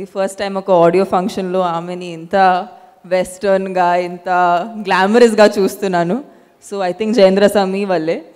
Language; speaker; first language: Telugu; non-native, fluent; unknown